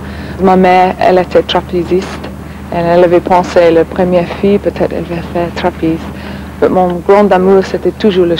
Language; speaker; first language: French; non-native, learner; English